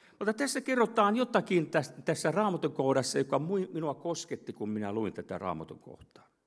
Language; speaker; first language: Finnish; native; Finnish